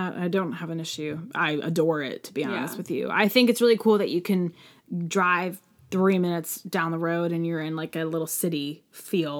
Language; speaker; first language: English; native; English